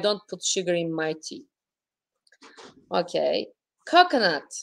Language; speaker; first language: English; non-native, fluent; Turkish